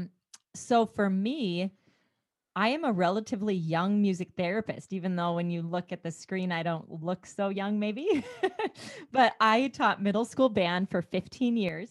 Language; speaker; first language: English; native; English